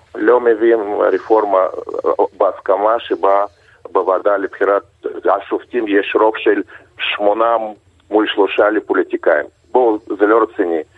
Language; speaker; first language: Hebrew; early bilingual, other home language; Russian